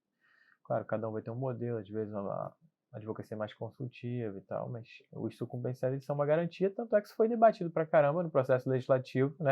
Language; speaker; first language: Portuguese; native; Portuguese